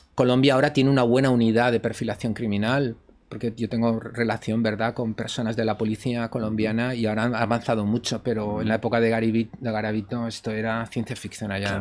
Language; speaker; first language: Spanish; native; Spanish